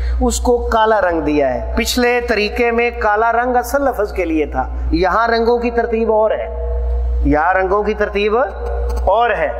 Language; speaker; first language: Urdu; non-native, local second language; Punjabi